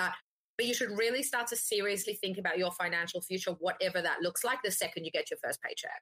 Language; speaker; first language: English; native; English